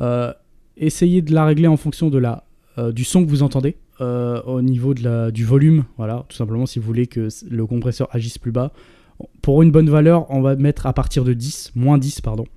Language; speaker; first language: French; native; French